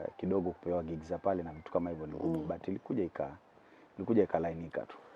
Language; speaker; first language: Swahili; native; Swahili